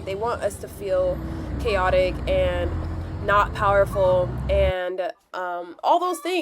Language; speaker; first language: English; native; English